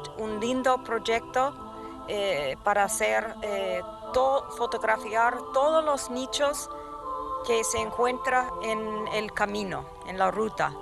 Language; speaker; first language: Spanish; non-native, fluent; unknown